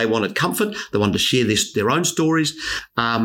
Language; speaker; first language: English; native; English